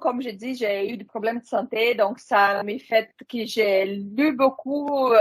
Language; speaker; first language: French; non-native, fluent; Portuguese